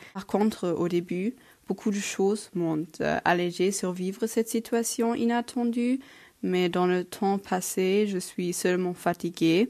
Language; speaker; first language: French; non-native, local second language; Luxembourgish